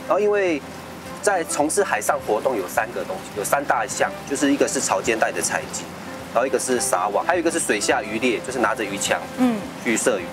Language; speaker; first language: Chinese; native; Chinese